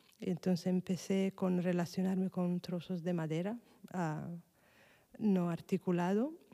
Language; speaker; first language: Spanish; non-native, fluent; Italian